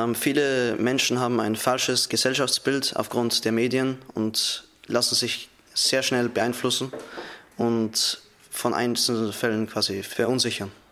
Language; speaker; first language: German; native; German